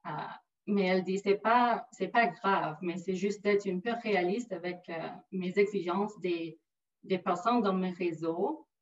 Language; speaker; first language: French; non-native, local second language; English